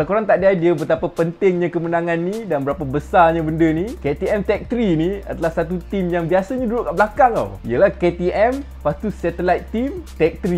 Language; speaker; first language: Malay; native; Malay